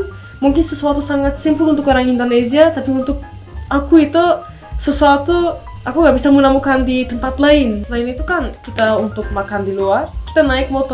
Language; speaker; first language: Indonesian; non-native, fluent; Turkish